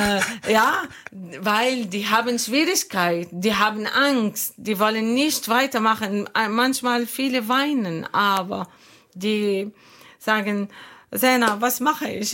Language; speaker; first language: German; non-native, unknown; Arabic